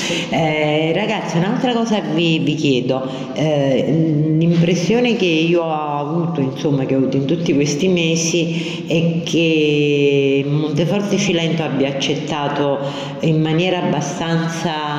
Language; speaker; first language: Italian; native; Italian